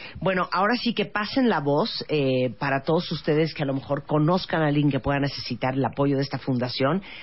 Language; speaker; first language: Spanish; native; Spanish